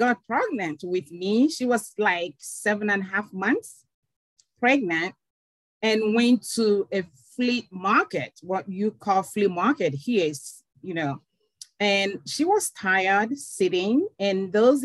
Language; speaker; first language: English; non-native, local second language; Igbo